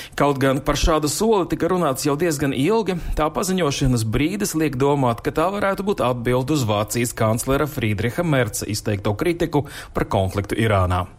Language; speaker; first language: Latvian; native; Latvian